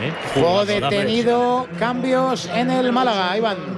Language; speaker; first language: Spanish; native; Spanish